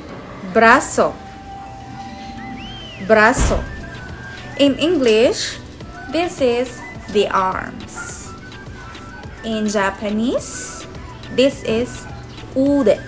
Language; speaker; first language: English; non-native, local second language; Filipino